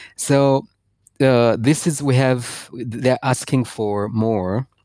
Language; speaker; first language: English; non-native, fluent; Rundi